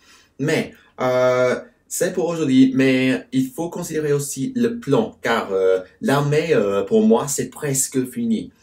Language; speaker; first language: French; non-native, fluent; English